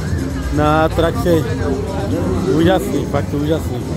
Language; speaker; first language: Czech; non-native, learner; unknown